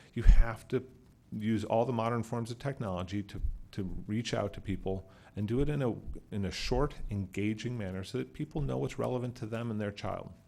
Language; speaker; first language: English; native; English